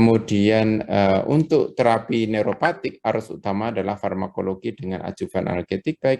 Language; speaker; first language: Indonesian; native; Indonesian